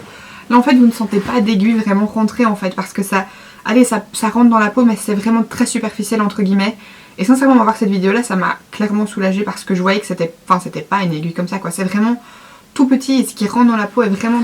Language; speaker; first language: French; native; French